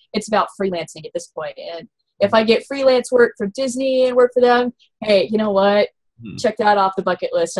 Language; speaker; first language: English; native; English